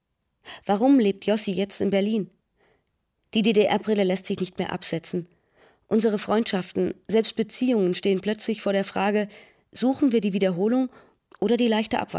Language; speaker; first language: German; native; German